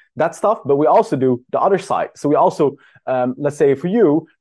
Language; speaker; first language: English; non-native, fluent; Dutch